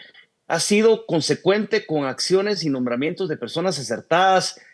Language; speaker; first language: Spanish; native; Spanish